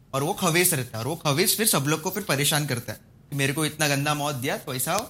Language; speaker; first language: Hindi; non-native, local second language; Marathi